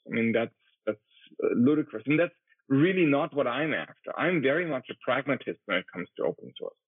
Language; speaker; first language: English; non-native, fluent; German